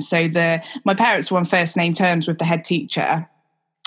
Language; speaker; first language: English; native; English